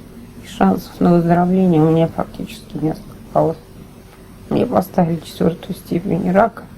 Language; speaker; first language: Russian; native; Russian